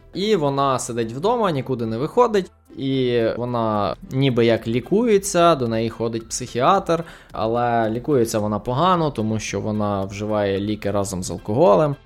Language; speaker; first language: Ukrainian; native; Ukrainian